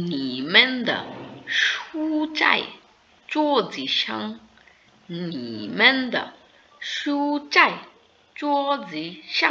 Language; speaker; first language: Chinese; non-native, fluent; Bangla